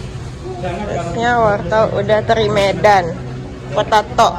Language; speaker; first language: Indonesian; native; Indonesian